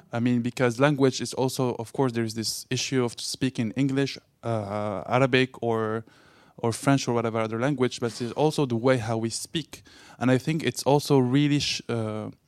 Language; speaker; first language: English; non-native, fluent; Arabic